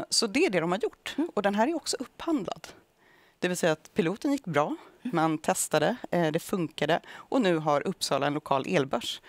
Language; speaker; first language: Swedish; native; Swedish